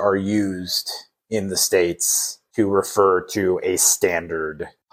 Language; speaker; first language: English; native; English